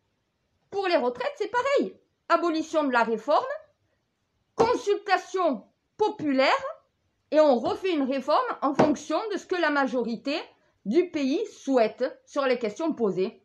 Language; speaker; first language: French; native; French